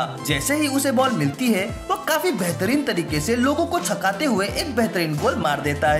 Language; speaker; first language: Hindi; native; Hindi